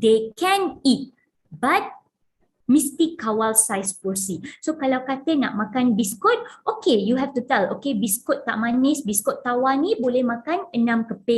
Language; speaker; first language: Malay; non-native, local second language; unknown